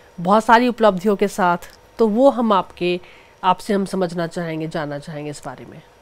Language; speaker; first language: Hindi; native; Hindi